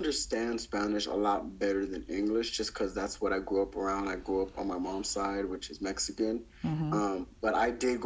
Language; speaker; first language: English; native; English